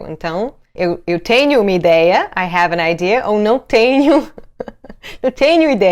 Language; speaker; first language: Portuguese; non-native, fluent; English